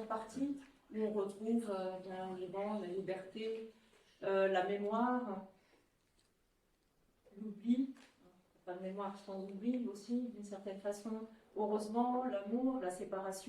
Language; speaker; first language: French; native; French